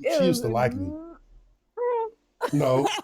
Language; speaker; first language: English; native; English